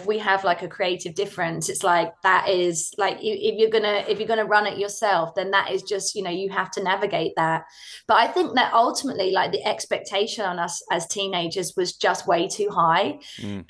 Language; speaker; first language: English; native; English